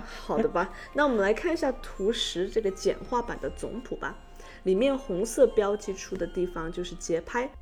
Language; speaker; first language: Chinese; native; Chinese